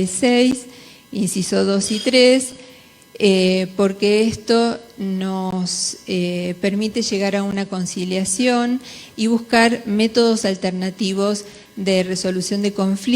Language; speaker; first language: Spanish; native; Spanish